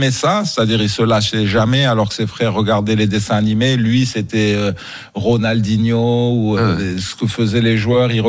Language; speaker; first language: French; non-native, local second language; Arabic